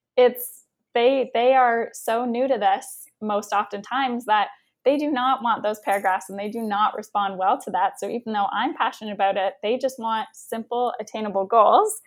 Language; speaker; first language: English; native; English